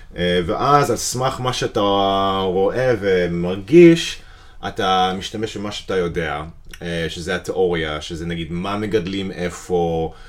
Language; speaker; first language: Hebrew; non-native, fluent; English